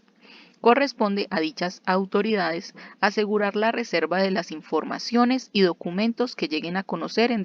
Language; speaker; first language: Spanish; native; Spanish